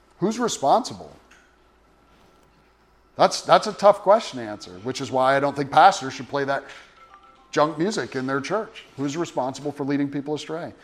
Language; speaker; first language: English; native; English